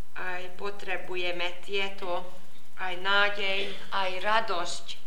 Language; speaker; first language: Slovak; early bilingual, heritage; Slovak